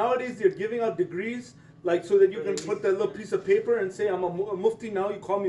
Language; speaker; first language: English; native; English